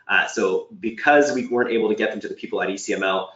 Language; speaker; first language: English; native; English